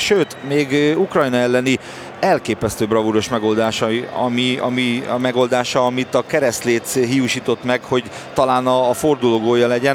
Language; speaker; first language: Hungarian; native; Hungarian